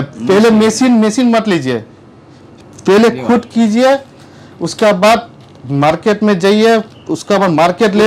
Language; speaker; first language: Hindi; non-native, local second language; Assamese